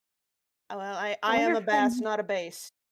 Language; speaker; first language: English; native; English